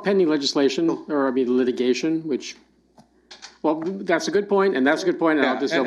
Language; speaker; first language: English; native; English